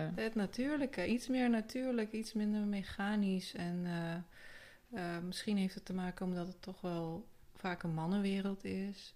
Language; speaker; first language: Dutch; early bilingual, other home language; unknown